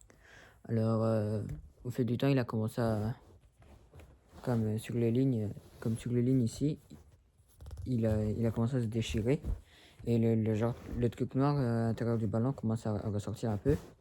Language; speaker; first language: French; early bilingual, other home language; Spanish